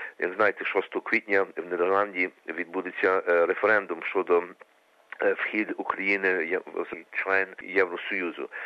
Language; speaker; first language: Ukrainian; early bilingual, heritage; Ukrainian